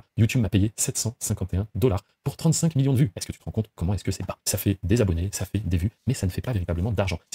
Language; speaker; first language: French; native; French